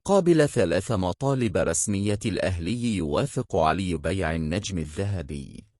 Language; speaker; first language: Arabic; native; Arabic